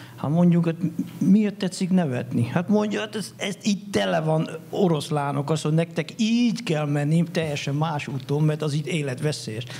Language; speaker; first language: Hungarian; non-native, fluent; Dutch